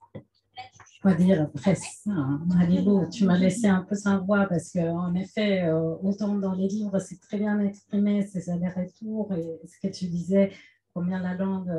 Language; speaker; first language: French; non-native, fluent; Spanish